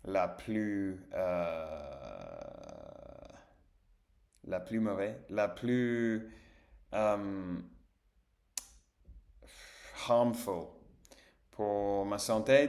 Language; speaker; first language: French; non-native, fluent; Spanish